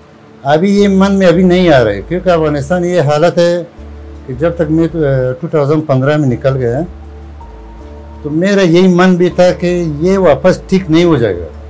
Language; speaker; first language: Hindi; non-native, fluent; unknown